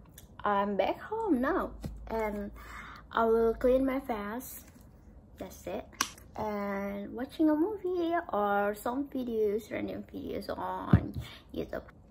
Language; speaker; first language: English; non-native, learner; Indonesian